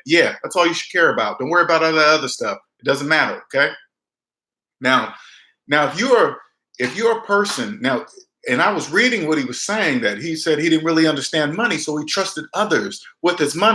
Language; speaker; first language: English; native; English